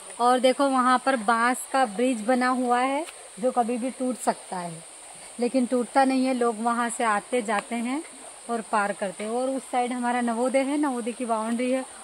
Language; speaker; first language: Hindi; native; Hindi